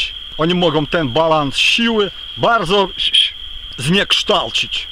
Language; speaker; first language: Polish; non-native, fluent; Ukrainian